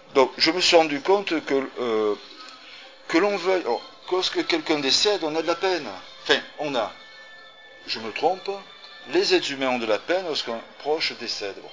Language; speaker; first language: French; native; French